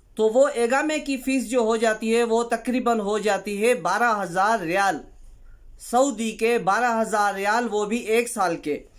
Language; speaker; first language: Urdu; non-native, local second language; Sindhi